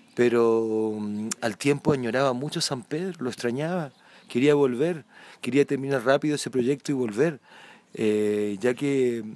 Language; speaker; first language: Spanish; native; Spanish